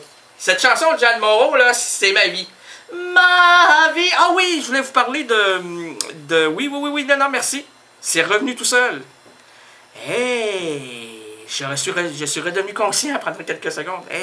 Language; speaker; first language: French; native; French